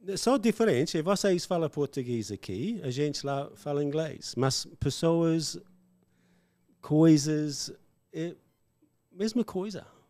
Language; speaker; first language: Portuguese; non-native, learner; English